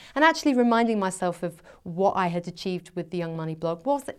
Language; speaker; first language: English; native; English